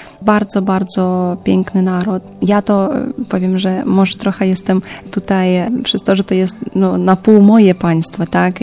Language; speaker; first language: Polish; non-native, fluent; Ukrainian